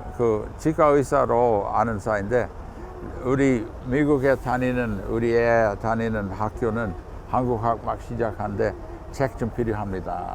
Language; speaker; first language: Korean; non-native, fluent; English